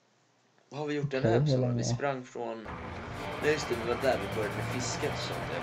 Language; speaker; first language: Swedish; native; Swedish